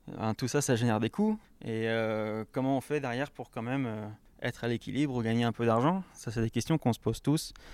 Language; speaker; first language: French; native; French